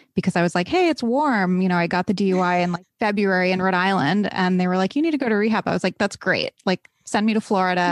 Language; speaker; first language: English; native; English